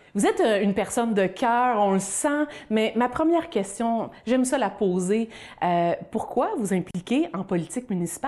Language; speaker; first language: French; native; French